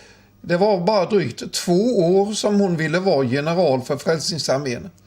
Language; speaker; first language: Swedish; native; Swedish